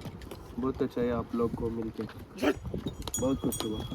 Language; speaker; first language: Hindi; non-native, local second language; Kannada